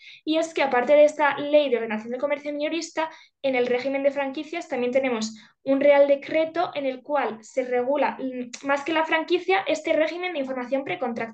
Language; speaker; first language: Spanish; native; Spanish